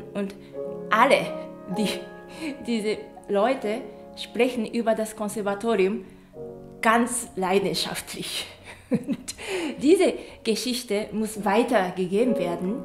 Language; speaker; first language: German; non-native, fluent; Japanese